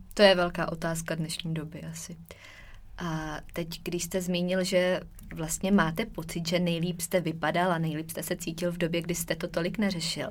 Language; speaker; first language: Czech; native; Czech